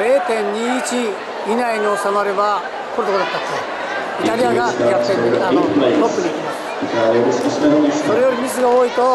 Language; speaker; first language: Japanese; native; Japanese